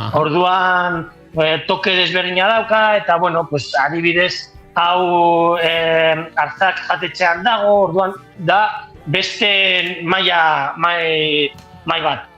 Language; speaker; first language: Basque; non-native, local second language; Spanish